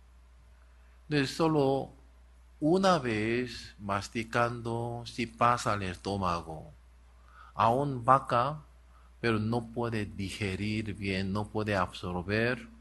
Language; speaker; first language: Spanish; non-native, learner; Korean